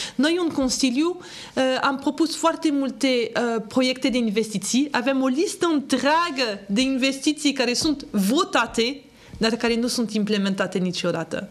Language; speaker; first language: Romanian; non-native, fluent; French